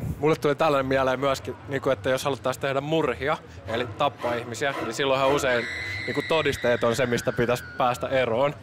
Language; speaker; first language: Finnish; native; Finnish